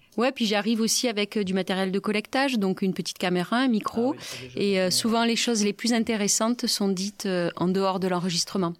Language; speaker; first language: French; native; French